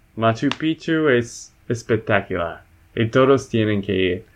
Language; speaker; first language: Spanish; non-native, fluent; English